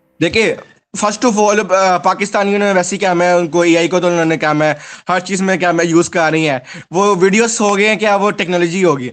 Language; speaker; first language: Urdu; non-native, local second language; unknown